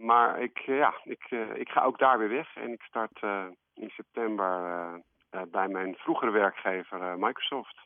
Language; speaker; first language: Dutch; native; Dutch